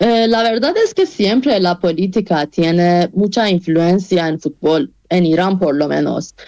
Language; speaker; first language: Spanish; non-native, fluent; Persian